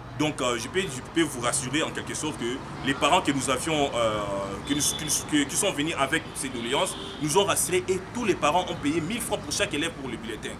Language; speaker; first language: French; non-native, local second language; Swahili